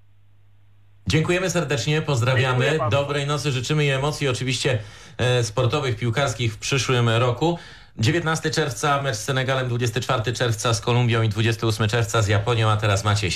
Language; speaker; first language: Polish; native; Polish